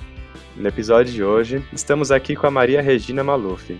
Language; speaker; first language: Portuguese; native; Portuguese